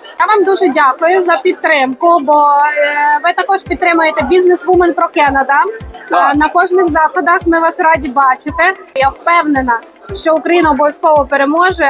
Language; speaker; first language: Ukrainian; native; Ukrainian